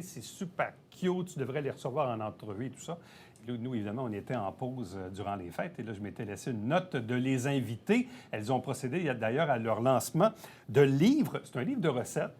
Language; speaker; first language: French; native; French